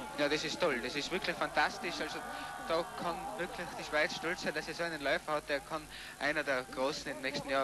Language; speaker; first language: German; native; German